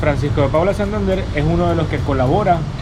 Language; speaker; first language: Spanish; native; Spanish